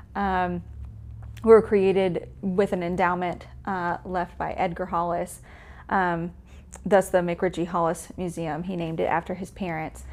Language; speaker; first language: English; native; English